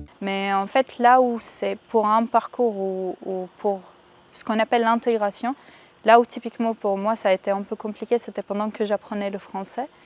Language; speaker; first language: French; non-native, fluent; Arabic